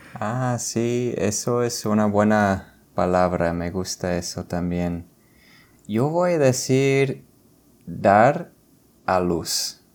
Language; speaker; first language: Spanish; non-native, fluent; English